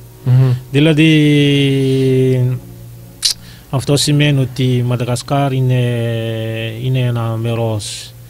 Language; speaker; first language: Greek; non-native, learner; Malagasy